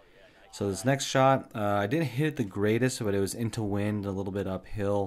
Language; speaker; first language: English; native; English